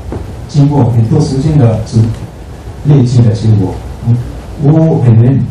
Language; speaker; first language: Chinese; non-native, fluent; Japanese